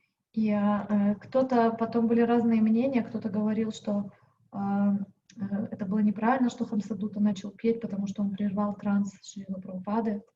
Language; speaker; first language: Russian; native; Russian